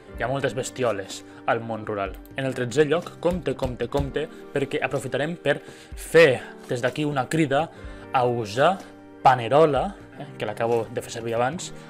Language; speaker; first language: Catalan; native; Catalan